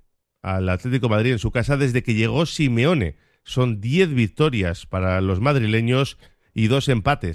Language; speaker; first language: Spanish; native; Spanish